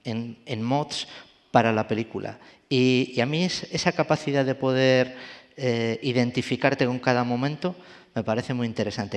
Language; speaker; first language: Spanish; native; Spanish